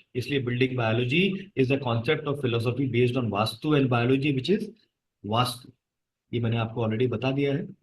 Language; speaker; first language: Hindi; native; Hindi